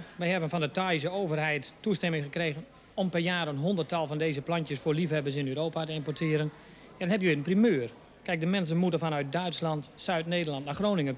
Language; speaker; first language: Dutch; native; Dutch